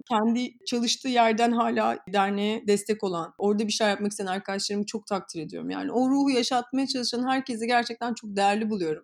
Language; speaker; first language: Turkish; native; Turkish